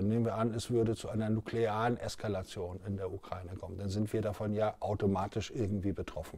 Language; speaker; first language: German; native; German